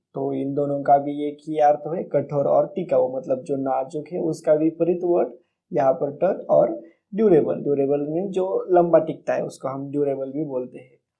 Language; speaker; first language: Hindi; non-native, local second language; Marathi